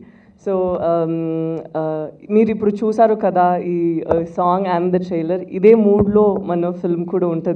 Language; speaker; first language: Telugu; non-native, fluent; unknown